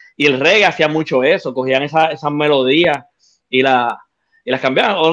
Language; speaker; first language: Spanish; native; Spanish